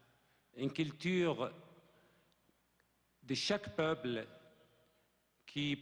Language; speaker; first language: French; non-native, fluent; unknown